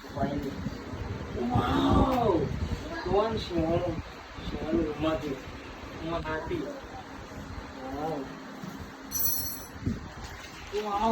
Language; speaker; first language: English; non-native, learner; Malayalam